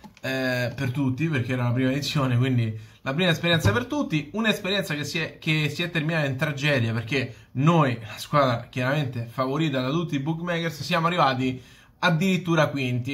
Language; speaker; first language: Italian; native; Italian